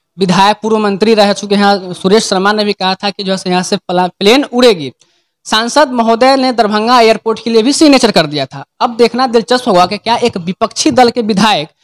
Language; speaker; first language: Hindi; native; Hindi